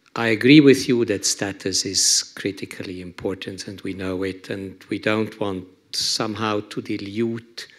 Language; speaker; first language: English; non-native, fluent; German